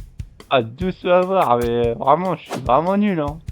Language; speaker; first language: French; native; French